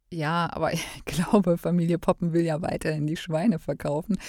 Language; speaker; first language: German; native; German